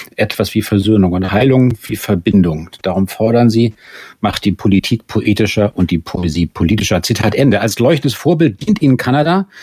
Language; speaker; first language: German; native; German